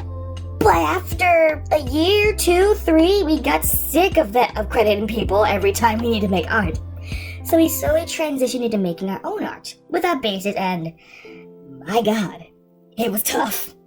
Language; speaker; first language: English; native; English